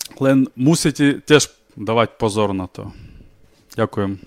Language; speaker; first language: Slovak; non-native, learner; Ukrainian